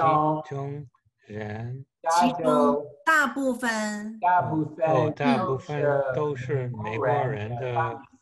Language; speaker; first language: Chinese; non-native, learner; English